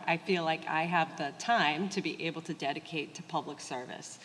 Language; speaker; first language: English; early bilingual, other home language; Portuguese